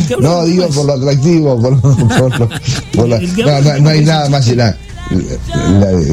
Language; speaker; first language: Spanish; native; Spanish